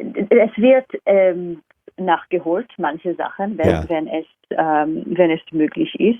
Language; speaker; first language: German; non-native, fluent; Hebrew